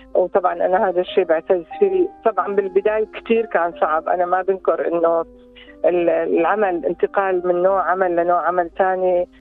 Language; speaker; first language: Arabic; native; Arabic